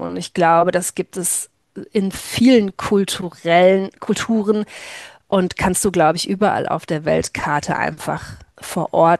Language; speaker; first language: German; native; German